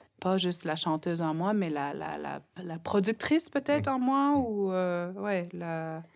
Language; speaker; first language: French; non-native, local second language; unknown